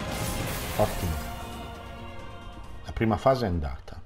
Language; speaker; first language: Italian; native; Italian